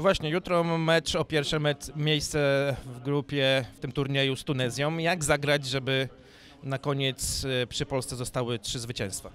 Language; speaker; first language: Polish; non-native, fluent; Russian